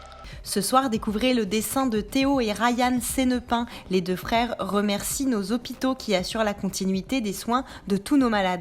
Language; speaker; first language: French; native; French